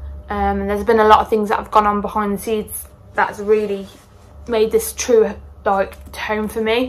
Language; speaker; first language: English; native; English